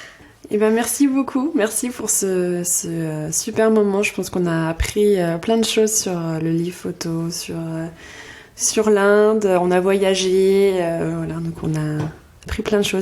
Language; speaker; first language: French; native; French